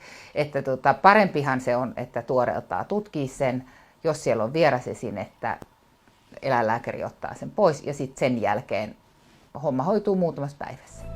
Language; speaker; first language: Finnish; native; Finnish